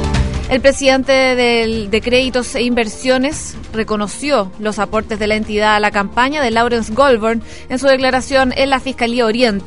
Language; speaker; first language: Spanish; native; Spanish